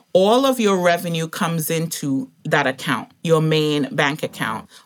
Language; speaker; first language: English; native; English